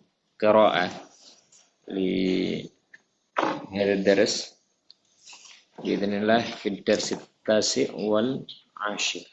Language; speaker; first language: Arabic; non-native, fluent; Indonesian